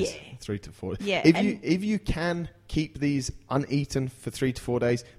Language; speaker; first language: English; native; English